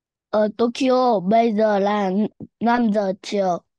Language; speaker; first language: Vietnamese; early bilingual, heritage; Vietnamese